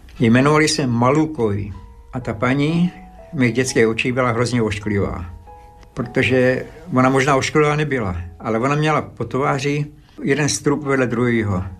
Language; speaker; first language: Czech; early bilingual, other home language; Slovak